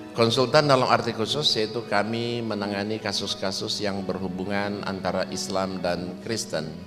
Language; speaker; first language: Indonesian; native; Indonesian